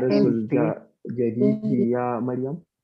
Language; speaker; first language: Arabic; non-native, learner; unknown